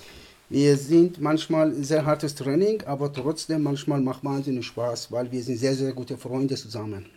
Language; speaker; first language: German; non-native, fluent; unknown